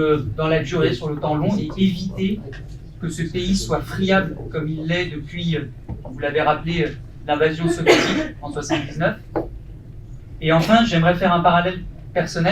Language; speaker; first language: French; early bilingual, other home language; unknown